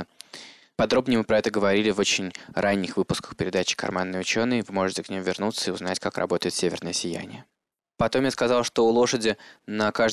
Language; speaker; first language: Russian; native; Russian